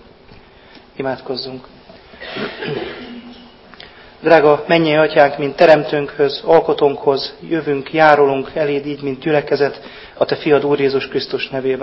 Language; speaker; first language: Hungarian; native; Hungarian